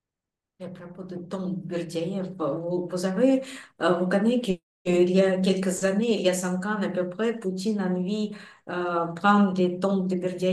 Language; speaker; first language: French; non-native, fluent; Russian